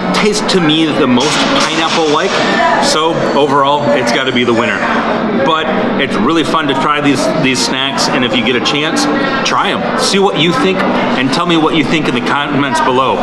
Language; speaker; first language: English; native; English